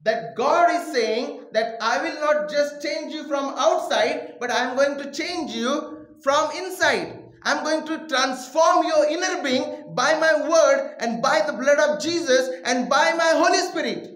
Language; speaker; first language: English; non-native, local second language; Marathi